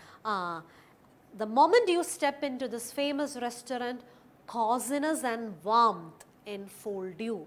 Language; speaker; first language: English; non-native, local second language; Malayalam